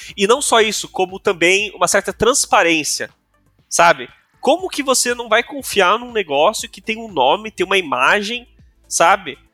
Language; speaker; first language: Portuguese; non-native, local second language; English